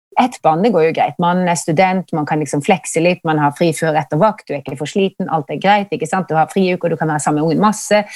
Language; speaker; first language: Norwegian; native; Norwegian